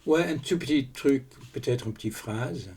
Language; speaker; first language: French; non-native, fluent; English